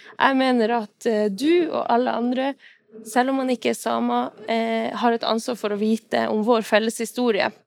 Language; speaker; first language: Norwegian; non-native, local second language; Northern Sami